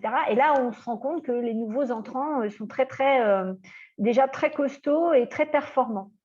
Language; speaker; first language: French; native; French